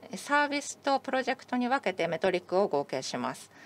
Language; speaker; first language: Japanese; non-native, fluent; English